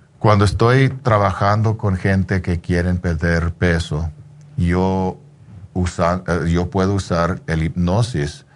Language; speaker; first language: Spanish; early bilingual, heritage; English